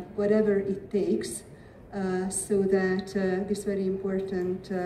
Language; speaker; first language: English; non-native, fluent; Hungarian